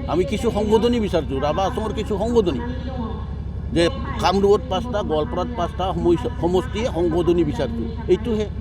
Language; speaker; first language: Assamese; non-native, local second language; Bodo